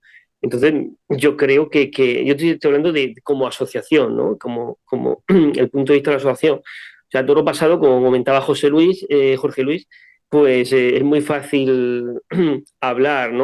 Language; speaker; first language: Spanish; native; Spanish